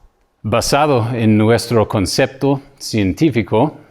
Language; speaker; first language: Spanish; non-native, fluent; English